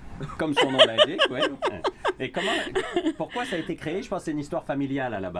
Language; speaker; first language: French; native; French